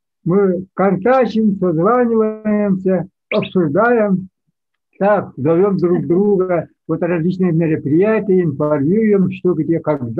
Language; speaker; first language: Russian; non-native, local second language; Yakut